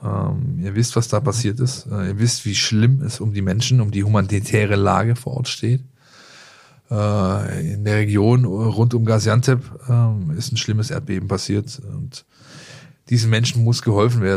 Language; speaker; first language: German; native; German